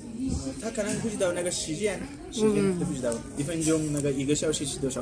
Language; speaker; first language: Chinese; non-native, learner; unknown